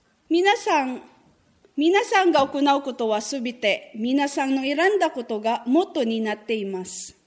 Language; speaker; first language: Japanese; non-native, fluent; Filipino